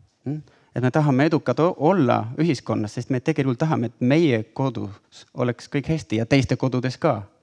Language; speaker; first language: Estonian; non-native, fluent; Spanish